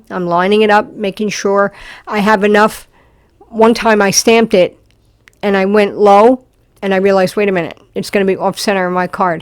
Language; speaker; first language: English; native; English